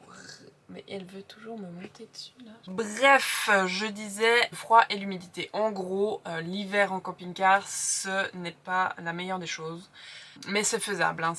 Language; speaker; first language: French; native; French